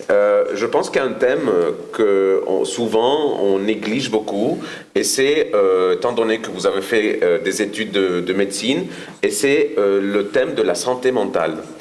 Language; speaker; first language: French; non-native, fluent; Spanish